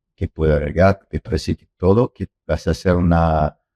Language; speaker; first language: Spanish; non-native, learner; French